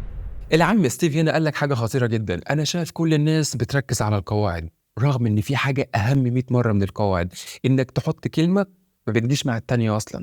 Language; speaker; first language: Arabic; native; Arabic